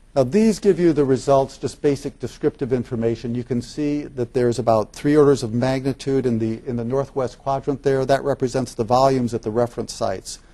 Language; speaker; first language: English; native; English